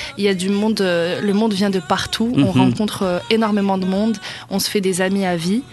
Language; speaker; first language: French; non-native, local second language; Arabic